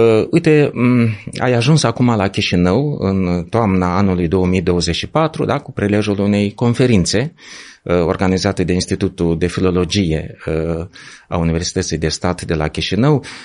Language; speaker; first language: Romanian; native; Romanian